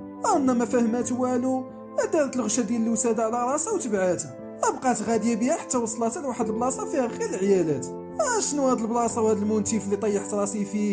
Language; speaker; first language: Arabic; native; Arabic